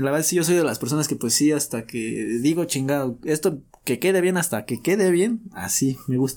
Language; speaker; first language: Spanish; native; Spanish